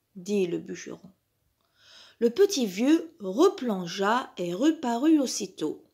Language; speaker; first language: French; non-native, local second language; Arabic